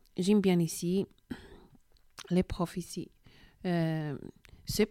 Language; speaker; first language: French; non-native, learner; Arabic